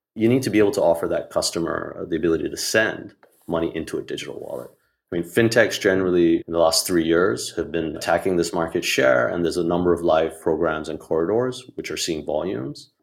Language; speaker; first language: English; non-native, local second language; Hindi